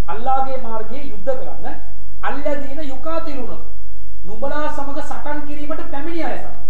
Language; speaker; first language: Sinhala; non-native, local second language; Tamil